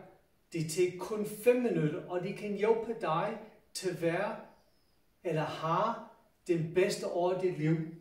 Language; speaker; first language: Danish; non-native, fluent; English